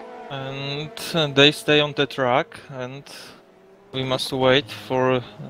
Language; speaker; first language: English; non-native, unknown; Polish